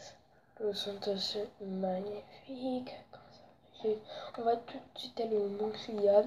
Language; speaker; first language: French; native; French